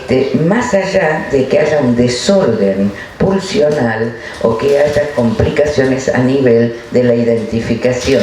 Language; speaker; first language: Spanish; native; Spanish